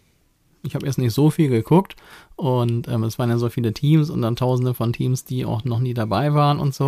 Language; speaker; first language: German; native; German